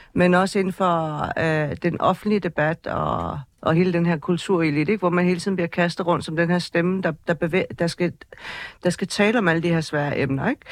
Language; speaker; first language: Danish; early bilingual, other home language; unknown